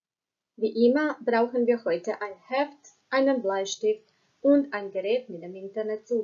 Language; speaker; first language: German; non-native, fluent; Croatian